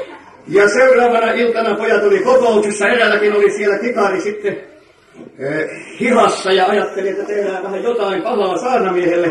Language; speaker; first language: Finnish; native; Finnish